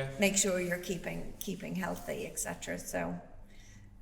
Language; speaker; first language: English; native; English